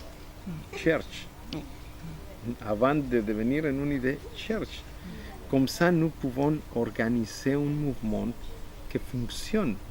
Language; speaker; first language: French; non-native, fluent; Spanish